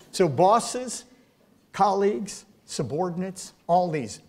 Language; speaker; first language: English; native; English